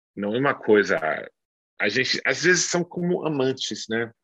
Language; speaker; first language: Portuguese; non-native, fluent; English